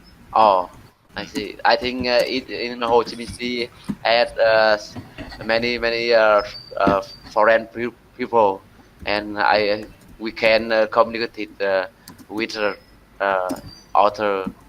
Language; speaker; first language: English; non-native, learner; Vietnamese